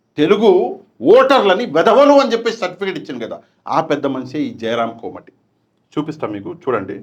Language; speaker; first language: Telugu; non-native, local second language; Urdu